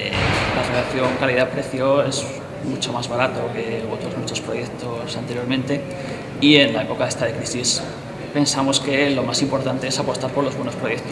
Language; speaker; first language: Spanish; native; Spanish